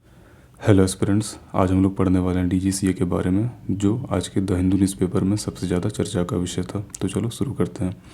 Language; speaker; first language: Hindi; native; Hindi